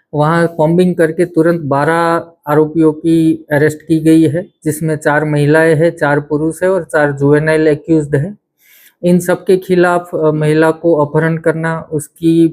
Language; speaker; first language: Hindi; non-native, local second language; Gujarati